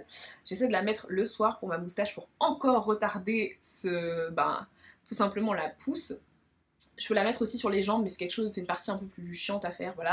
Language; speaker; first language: French; native; French